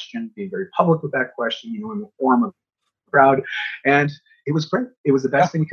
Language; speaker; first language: English; native; English